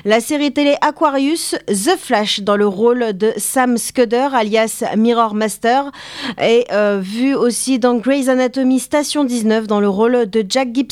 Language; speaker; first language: French; native; French